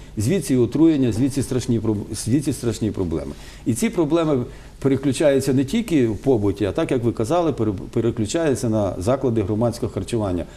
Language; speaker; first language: Ukrainian; native; Ukrainian